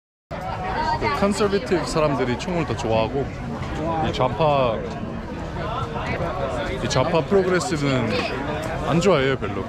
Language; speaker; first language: Korean; early bilingual, heritage; Korean